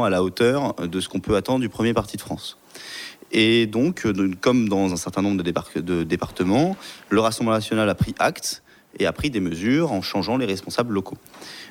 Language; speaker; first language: French; native; French